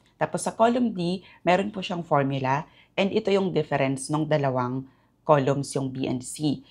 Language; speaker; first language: Filipino; native; Filipino